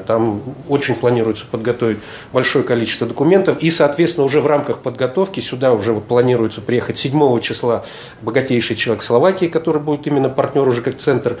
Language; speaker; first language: Russian; native; Russian